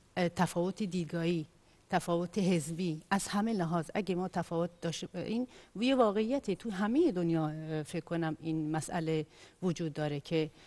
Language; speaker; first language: Persian; non-native, local second language; Kurdish